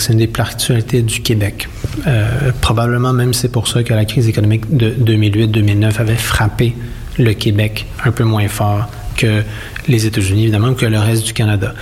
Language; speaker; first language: French; native; French